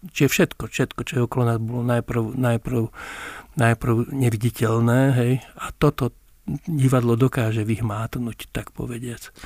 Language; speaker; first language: Slovak; native; Slovak